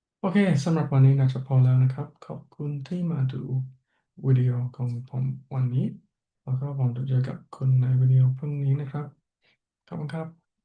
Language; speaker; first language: Thai; non-native, learner; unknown